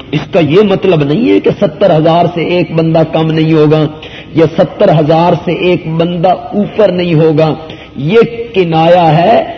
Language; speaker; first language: Urdu; non-native, local second language; Punjabi